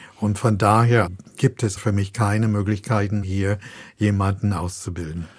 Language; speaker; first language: German; non-native, fluent; English